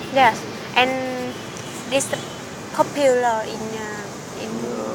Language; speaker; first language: English; non-native, learner; Vietnamese